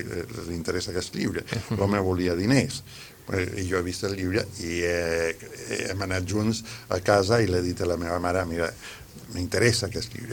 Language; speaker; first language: Catalan; non-native, fluent; Spanish